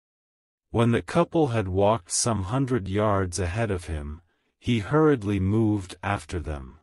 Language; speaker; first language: English; non-native, local second language; Urdu